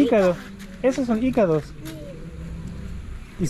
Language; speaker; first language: Spanish; non-native, fluent; German